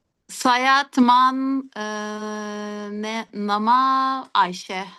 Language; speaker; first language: Indonesian; non-native, learner; Turkish